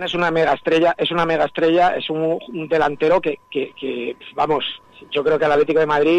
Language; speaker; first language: Spanish; native; Spanish